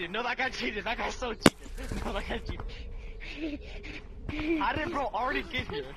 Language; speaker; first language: English; native; English